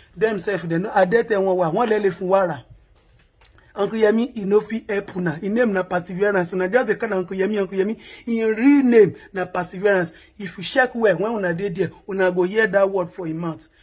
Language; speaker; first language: Nigerian Pidgin; non-native, local second language; Yoruba